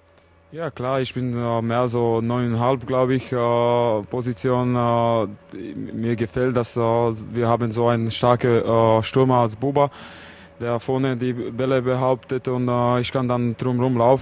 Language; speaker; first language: German; non-native, fluent; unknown